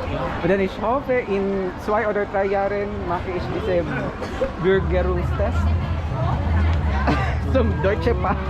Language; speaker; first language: German; non-native, learner; Filipino